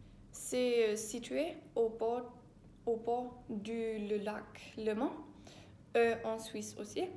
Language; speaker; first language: French; non-native, learner; Danish